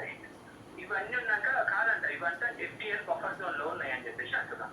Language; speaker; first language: Telugu; native; Telugu